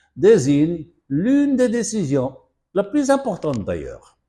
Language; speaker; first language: French; non-native, local second language; Arabic